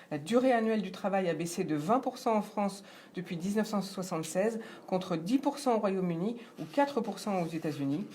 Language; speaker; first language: French; native; French